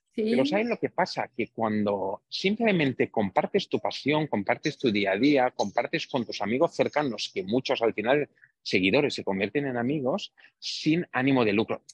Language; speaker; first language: Spanish; non-native, fluent; Hungarian